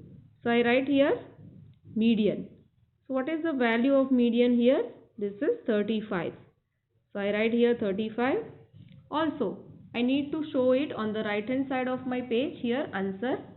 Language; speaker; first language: English; non-native, local second language; Hindi